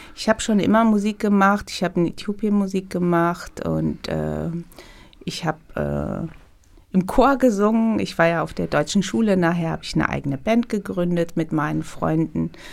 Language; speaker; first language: German; non-native, fluent; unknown